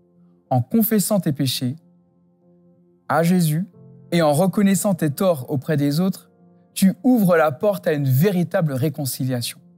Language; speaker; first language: French; native; French